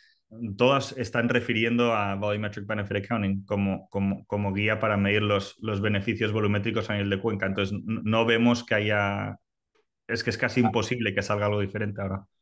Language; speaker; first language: Spanish; native; Spanish